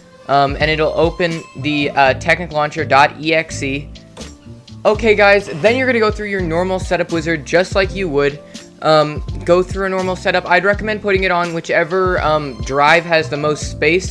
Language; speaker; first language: English; native; English